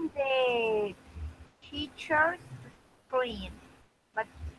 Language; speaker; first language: English; non-native, learner; Spanish